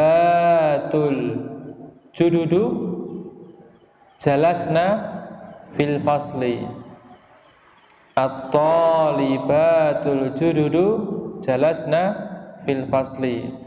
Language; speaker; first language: Arabic; non-native, fluent; Indonesian